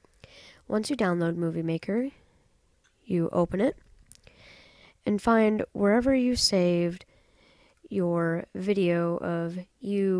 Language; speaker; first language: English; native; English